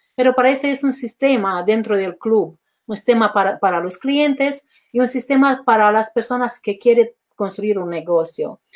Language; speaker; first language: Spanish; non-native, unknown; Romanian